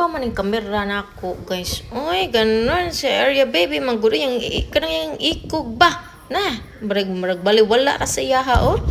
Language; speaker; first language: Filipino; non-native, local second language; Cebuano